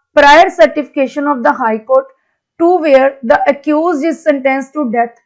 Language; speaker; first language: English; non-native, local second language; Punjabi